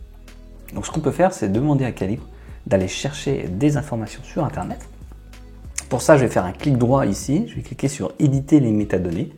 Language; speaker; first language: French; native; French